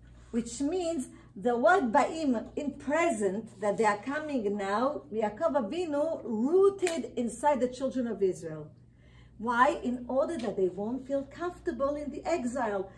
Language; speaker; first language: English; non-native, fluent; Hebrew